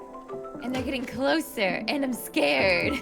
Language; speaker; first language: English; native; English